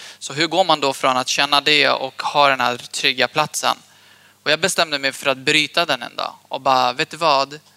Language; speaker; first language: Swedish; early bilingual, other home language; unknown